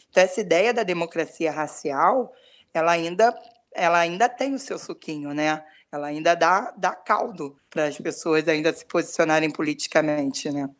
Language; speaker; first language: Portuguese; native; Portuguese